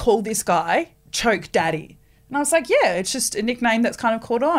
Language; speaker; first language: English; native; English